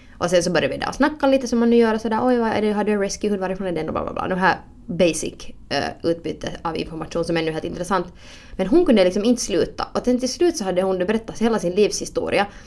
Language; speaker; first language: Swedish; native; Swedish